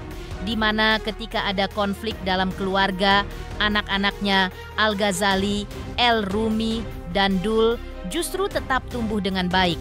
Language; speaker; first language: Indonesian; native; Indonesian